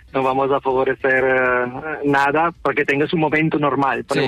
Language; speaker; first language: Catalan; non-native, learner; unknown